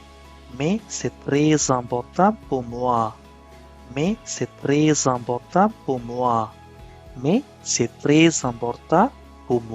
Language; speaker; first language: French; non-native, fluent; Malayalam